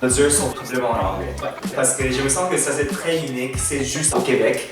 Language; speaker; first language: French; non-native, learner; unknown